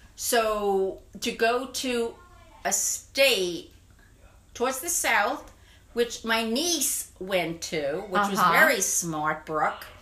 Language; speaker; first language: English; native; English